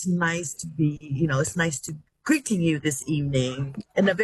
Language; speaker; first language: English; non-native, fluent; Tongan